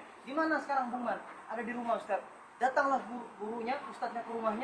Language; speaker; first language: Indonesian; native; Indonesian